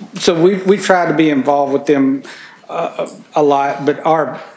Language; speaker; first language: English; native; English